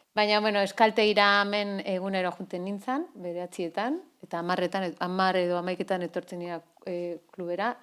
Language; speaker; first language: Basque; non-native, local second language; Spanish